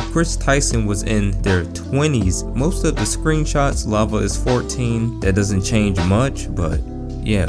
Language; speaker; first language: English; native; English